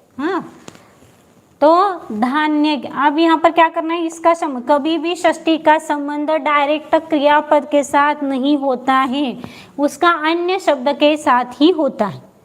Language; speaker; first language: Hindi; non-native, local second language; Marathi